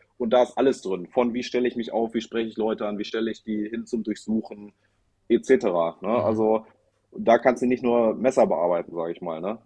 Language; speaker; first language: German; native; German